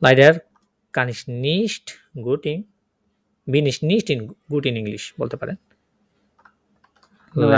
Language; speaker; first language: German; non-native, fluent; Bangla